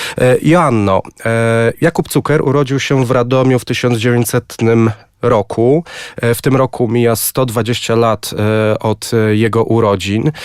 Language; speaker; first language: Polish; native; Polish